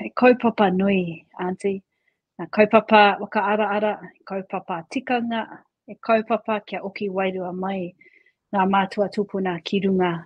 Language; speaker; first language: Māori; native; Māori